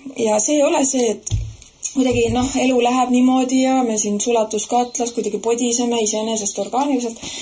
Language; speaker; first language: Estonian; native; Estonian